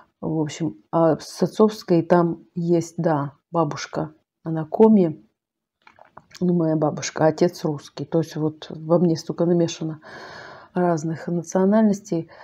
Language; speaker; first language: Russian; native; Russian